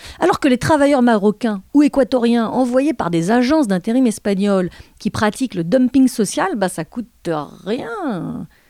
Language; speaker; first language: French; native; French